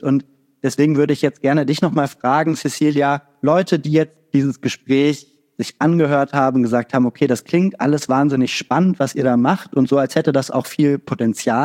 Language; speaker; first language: German; native; German